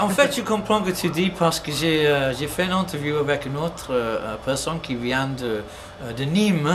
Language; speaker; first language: French; non-native, fluent; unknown